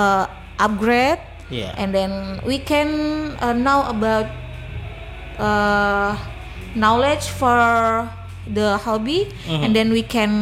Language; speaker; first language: English; non-native, learner; Indonesian